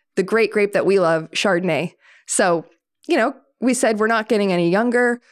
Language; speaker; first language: English; native; English